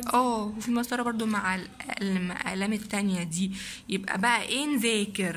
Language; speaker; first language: Arabic; native; Arabic